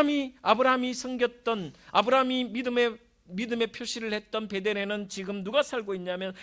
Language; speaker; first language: Korean; native; Korean